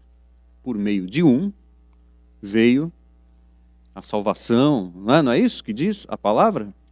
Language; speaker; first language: Portuguese; native; Portuguese